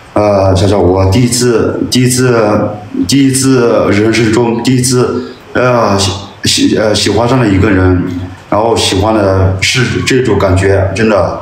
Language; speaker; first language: Chinese; non-native, local second language; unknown